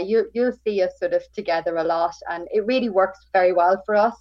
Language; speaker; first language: English; native; English